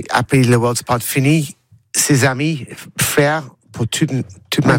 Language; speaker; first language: French; non-native, learner; English